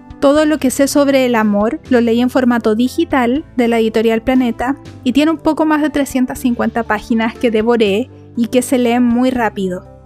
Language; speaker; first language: Spanish; native; Spanish